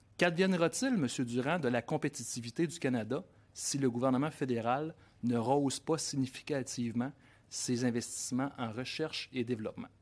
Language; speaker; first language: French; native; French